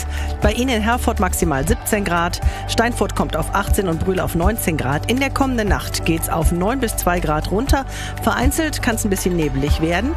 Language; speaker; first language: German; native; German